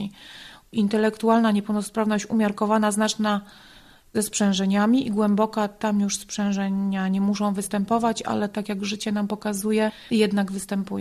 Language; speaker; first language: Polish; native; Polish